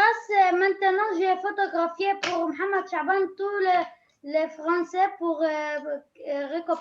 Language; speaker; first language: French; non-native, learner; Arabic